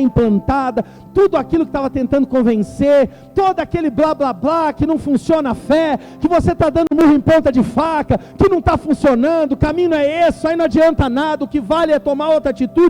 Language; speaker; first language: Portuguese; native; Portuguese